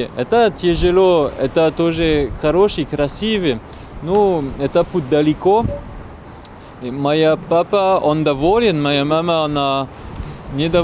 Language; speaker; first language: Russian; non-native, learner; French